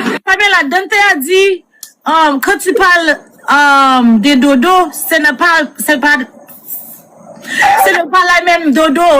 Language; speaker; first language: French; non-native, learner; Haitian Creole